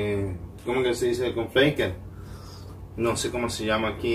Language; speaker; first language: Portuguese; non-native, learner; Spanish